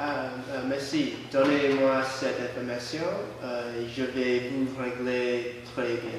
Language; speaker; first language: French; non-native, learner; English